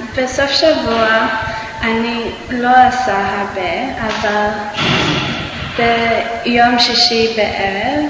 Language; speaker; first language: Hebrew; non-native, learner; English